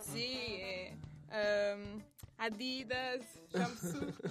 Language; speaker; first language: Italian; non-native, learner; Portuguese